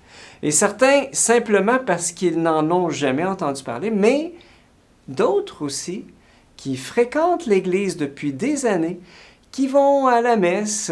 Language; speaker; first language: French; native; French